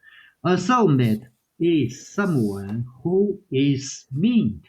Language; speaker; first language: English; non-native, learner; Chinese